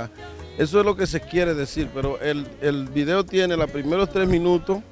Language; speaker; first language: Spanish; native; Spanish